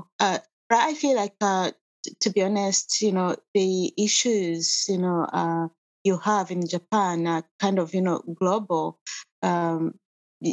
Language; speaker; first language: English; non-native, local second language; Kinyarwanda